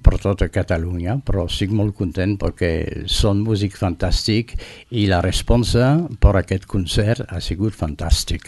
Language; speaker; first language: Catalan; non-native, learner; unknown